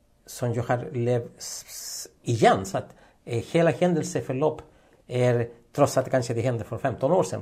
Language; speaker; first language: Swedish; non-native, fluent; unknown